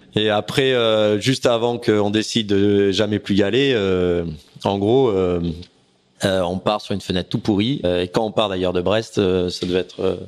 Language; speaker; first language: French; native; French